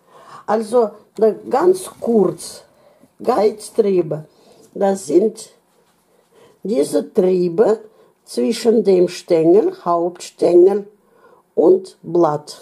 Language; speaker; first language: German; non-native, fluent; Russian